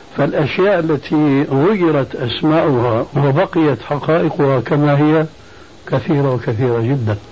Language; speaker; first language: Arabic; early bilingual, other home language; Albanian